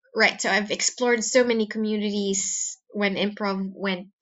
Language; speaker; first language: English; non-native, local second language; Cebuano